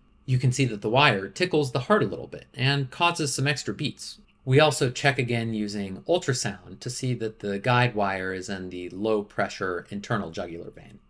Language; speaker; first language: English; native; English